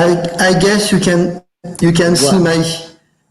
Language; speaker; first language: English; non-native, fluent; French